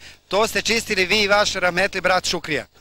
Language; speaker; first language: Bosnian; native; Bosnian